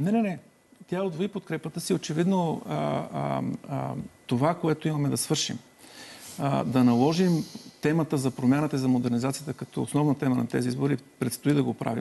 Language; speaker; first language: Bulgarian; native; Bulgarian